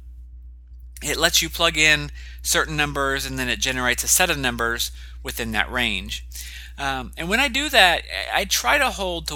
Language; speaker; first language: English; native; English